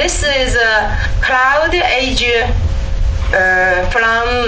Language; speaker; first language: English; non-native, learner; Chinese